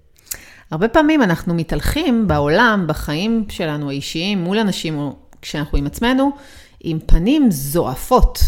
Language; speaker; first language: Hebrew; native; Hebrew